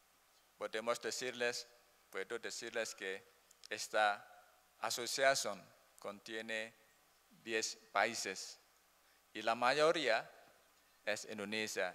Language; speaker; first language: Spanish; non-native, learner; Indonesian